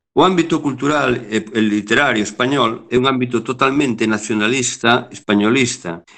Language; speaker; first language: Galician; native; Galician